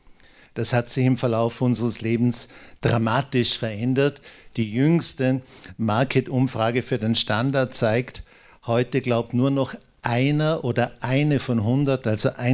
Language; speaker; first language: German; native; German